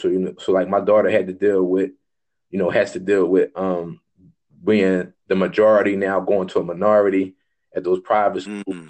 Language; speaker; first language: English; native; English